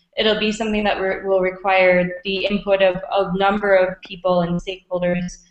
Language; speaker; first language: English; native; English